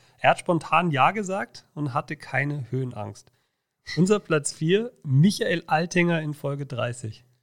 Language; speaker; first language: German; native; German